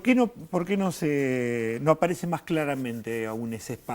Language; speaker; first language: Spanish; native; Spanish